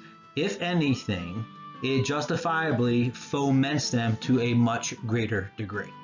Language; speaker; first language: English; native; English